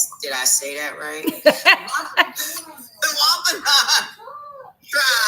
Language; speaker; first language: English; native; English